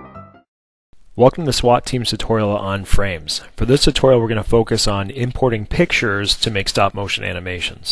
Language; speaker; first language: English; native; English